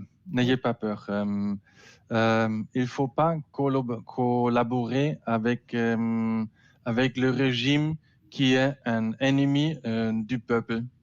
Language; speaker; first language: French; non-native, learner; German